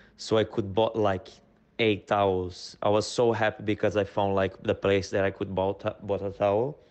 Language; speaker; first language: English; non-native, fluent; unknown